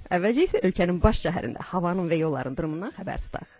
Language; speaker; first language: Azerbaijani; native; Azerbaijani